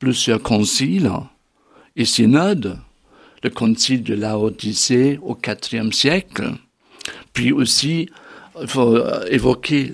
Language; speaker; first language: French; non-native, fluent; German